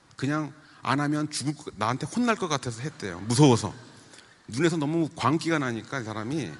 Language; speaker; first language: Korean; native; Korean